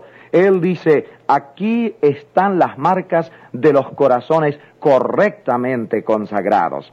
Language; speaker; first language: Spanish; native; Spanish